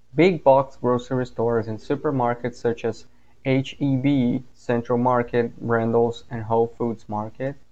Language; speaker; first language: English; non-native, fluent; Portuguese